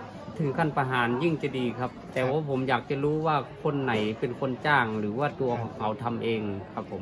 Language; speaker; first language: Thai; native; Thai